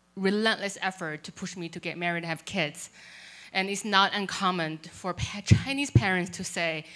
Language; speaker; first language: English; non-native, fluent; Chinese